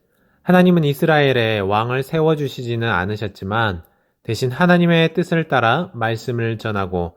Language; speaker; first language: Korean; native; Korean